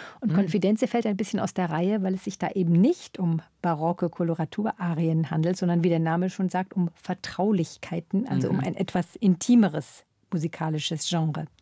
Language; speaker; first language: German; native; German